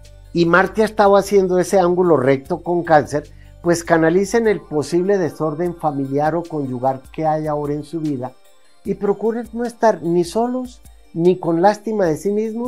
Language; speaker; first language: Spanish; native; Spanish